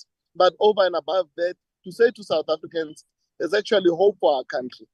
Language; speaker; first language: English; non-native, local second language; Tswana